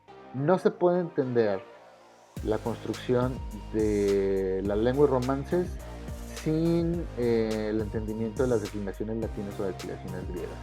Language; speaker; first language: Spanish; native; Spanish